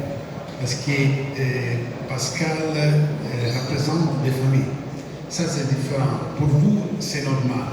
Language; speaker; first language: French; non-native, fluent; Italian